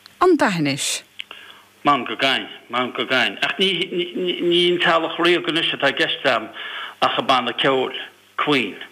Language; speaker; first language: Irish; native; Irish